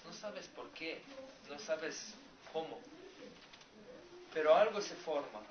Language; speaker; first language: Spanish; non-native, learner; Slovenian